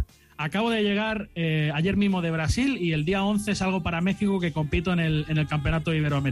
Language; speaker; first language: Spanish; native; Spanish